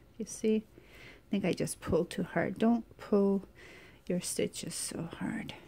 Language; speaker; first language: English; native; English